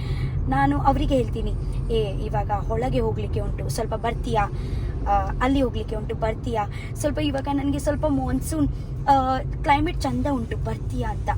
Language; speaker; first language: Kannada; non-native, local second language; Tulu